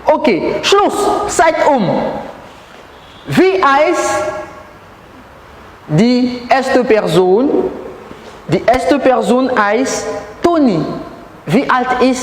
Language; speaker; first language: German; non-native, learner; French